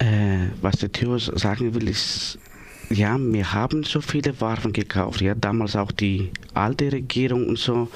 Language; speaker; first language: German; non-native, learner; Greek